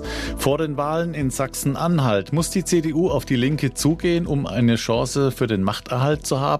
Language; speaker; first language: German; native; German